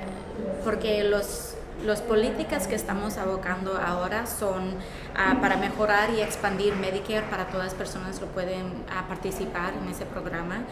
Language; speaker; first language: Spanish; early bilingual, heritage; Spanish